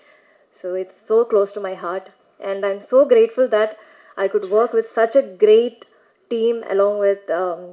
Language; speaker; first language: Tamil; non-native, learner; Malayalam